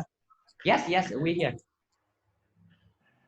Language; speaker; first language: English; non-native, fluent; Vietnamese